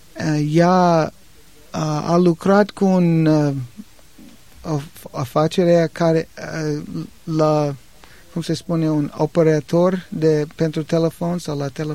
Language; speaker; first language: Romanian; non-native, learner; English